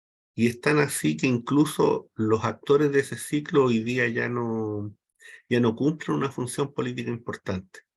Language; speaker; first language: Spanish; native; Spanish